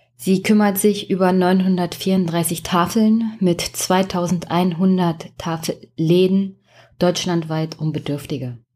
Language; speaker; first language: German; native; German